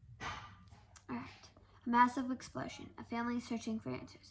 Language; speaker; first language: English; native; English